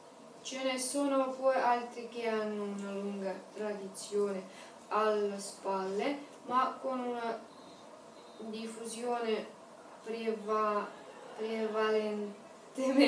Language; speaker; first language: Italian; non-native, learner; Russian